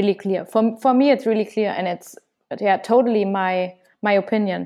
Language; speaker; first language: English; non-native, fluent; German